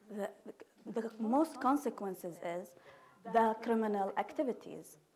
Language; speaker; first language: English; non-native, fluent; Arabic